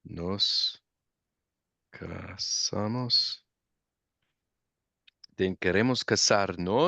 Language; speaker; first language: Spanish; non-native, learner; English